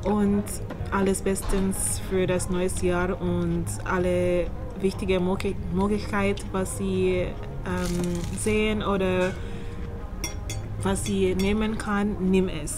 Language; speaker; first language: German; non-native, learner; English